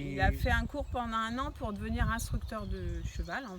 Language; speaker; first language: French; native; French